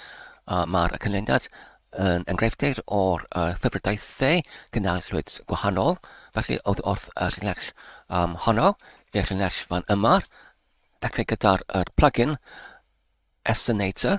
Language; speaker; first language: Welsh; non-native, learner; English